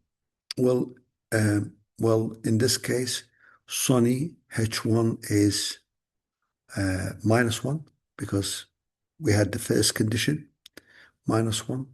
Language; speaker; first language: English; non-native, fluent; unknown